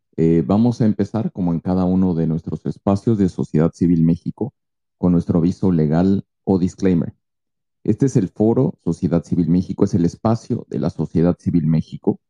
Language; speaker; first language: Spanish; native; Spanish